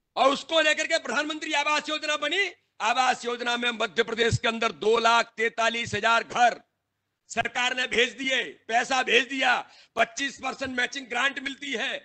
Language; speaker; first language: Hindi; native; Hindi